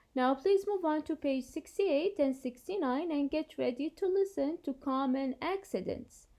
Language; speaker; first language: English; non-native, fluent; Arabic